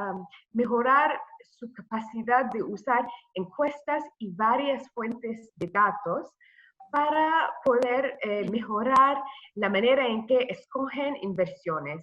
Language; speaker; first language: Spanish; non-native, fluent; English